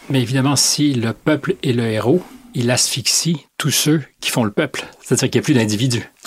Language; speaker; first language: French; native; French